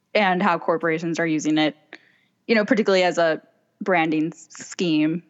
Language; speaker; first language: English; native; English